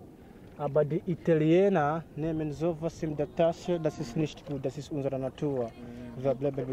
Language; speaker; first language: German; non-native, learner; Swahili